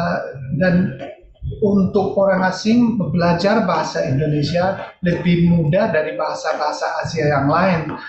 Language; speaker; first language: Indonesian; non-native, fluent; English